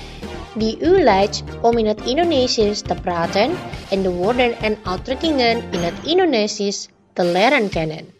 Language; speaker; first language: Dutch; non-native, fluent; Indonesian